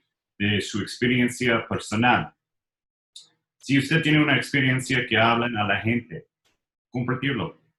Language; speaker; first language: Spanish; non-native, learner; English